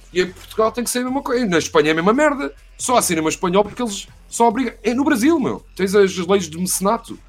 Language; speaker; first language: Portuguese; native; Portuguese